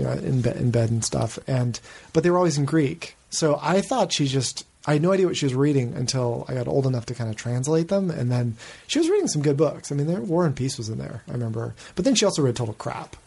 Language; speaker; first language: English; native; English